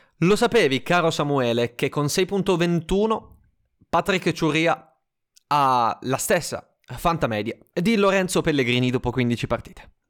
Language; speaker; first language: Italian; native; Italian